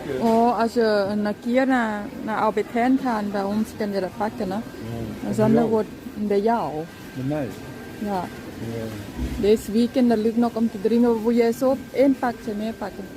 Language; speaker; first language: Dutch; non-native, learner; Thai